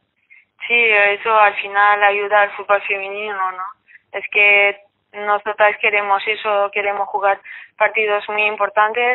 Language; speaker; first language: Spanish; non-native, fluent; French